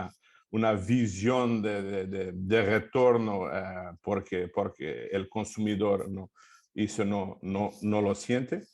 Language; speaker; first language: Spanish; non-native, fluent; Portuguese